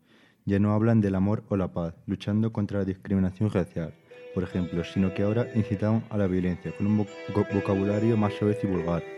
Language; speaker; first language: Spanish; native; Spanish